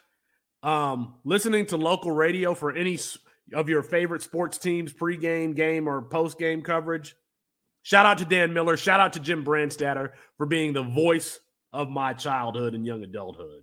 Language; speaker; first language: English; native; English